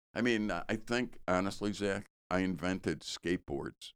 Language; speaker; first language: English; native; English